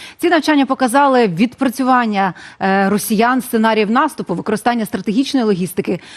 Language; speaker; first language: Ukrainian; native; Ukrainian